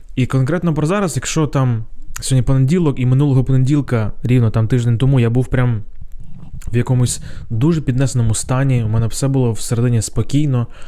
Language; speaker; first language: Ukrainian; non-native, local second language; Russian